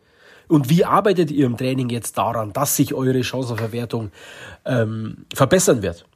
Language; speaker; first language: German; native; German